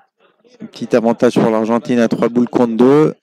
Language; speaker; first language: French; native; French